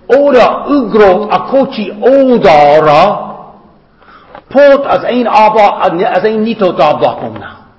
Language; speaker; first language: Hungarian; non-native, fluent; English